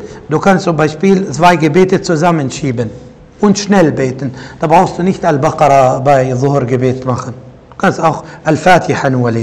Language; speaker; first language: German; non-native, fluent; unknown